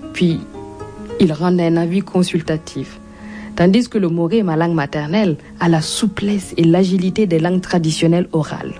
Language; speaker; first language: French; non-native, local second language; Mossi